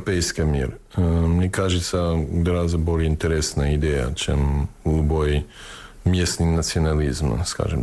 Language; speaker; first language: Russian; non-native, fluent; English